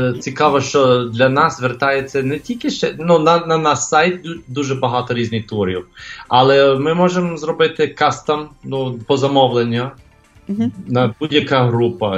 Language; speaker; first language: Ukrainian; early bilingual, heritage; English